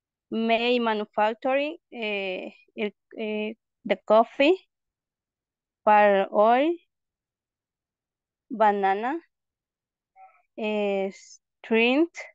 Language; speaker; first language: English; non-native, learner; Spanish